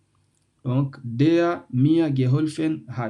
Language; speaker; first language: German; non-native, fluent; French